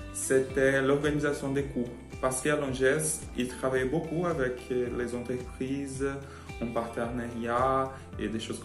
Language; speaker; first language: French; non-native, fluent; Portuguese